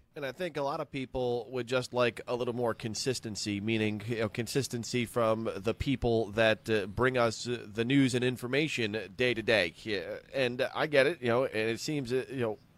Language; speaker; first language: English; native; English